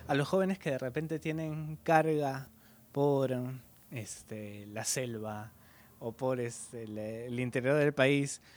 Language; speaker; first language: Spanish; native; Spanish